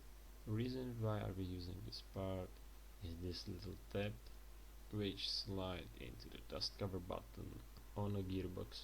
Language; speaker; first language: English; non-native, fluent; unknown